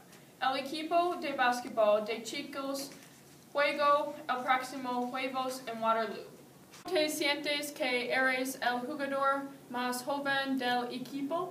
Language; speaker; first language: Spanish; non-native, learner; English